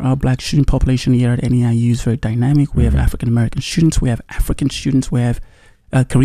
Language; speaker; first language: English; non-native, local second language; Yoruba